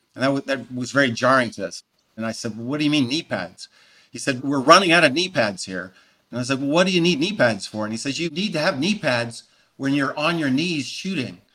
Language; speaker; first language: English; native; English